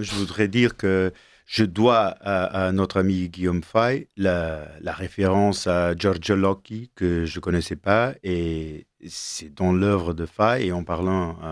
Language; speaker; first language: French; non-native, fluent; Portuguese